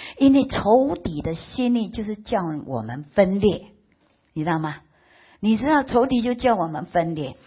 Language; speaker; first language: Chinese; early bilingual, heritage; Chinese